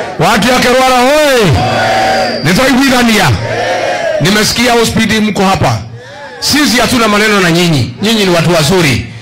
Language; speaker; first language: Swahili; non-native, local second language; Kikuyu